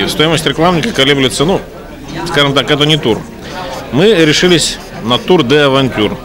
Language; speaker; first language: Russian; native; Russian